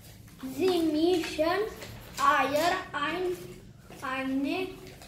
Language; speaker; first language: German; non-native, learner; Romanian